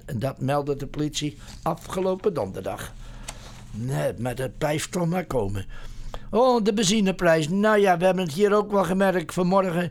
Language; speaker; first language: Dutch; native; Dutch